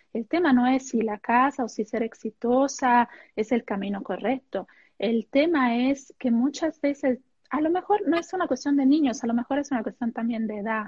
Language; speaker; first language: Spanish; non-native, fluent; Italian